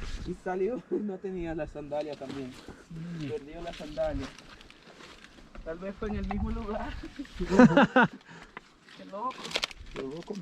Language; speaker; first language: Spanish; native; Spanish